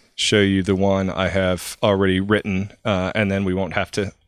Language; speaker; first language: English; native; English